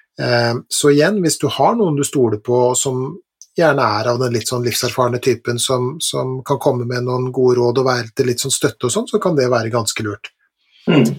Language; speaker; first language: Norwegian; native; Norwegian